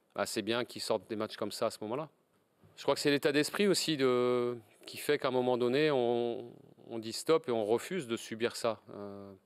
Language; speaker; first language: French; native; French